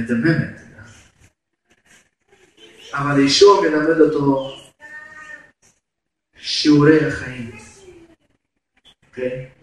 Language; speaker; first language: Hebrew; non-native, fluent; Russian